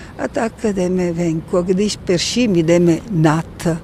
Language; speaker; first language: Czech; non-native, learner; Italian